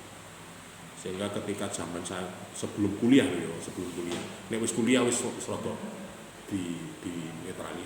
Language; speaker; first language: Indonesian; non-native, local second language; Javanese